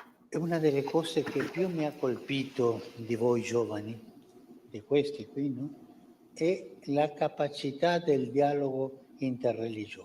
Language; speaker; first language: Italian; non-native, fluent; Spanish